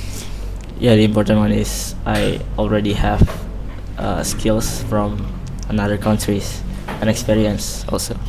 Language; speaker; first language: English; non-native, learner; Indonesian